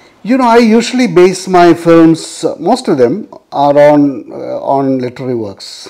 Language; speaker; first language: English; non-native, local second language; Malayalam